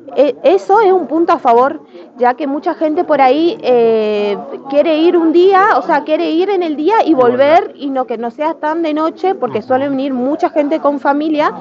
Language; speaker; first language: Spanish; native; Spanish